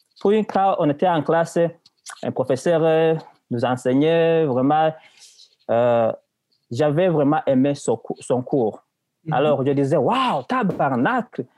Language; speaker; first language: French; non-native, local second language; Rundi